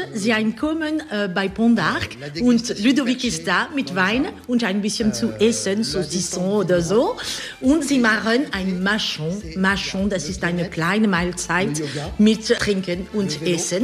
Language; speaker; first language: German; non-native, learner; French